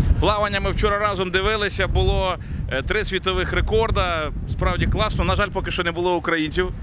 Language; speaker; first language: Ukrainian; native; Ukrainian